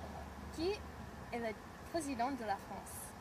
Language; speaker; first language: French; non-native, learner; English